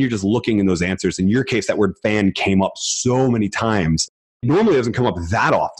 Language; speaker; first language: English; native; English